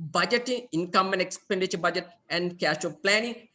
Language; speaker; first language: English; non-native, local second language; Sinhala